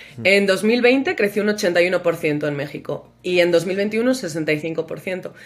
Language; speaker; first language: Spanish; native; Spanish